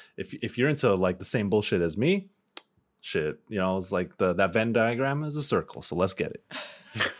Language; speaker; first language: English; early bilingual, other home language; Filipino